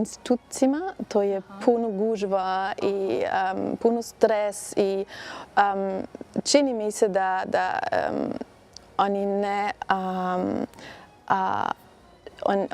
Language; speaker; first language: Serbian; non-native, learner; German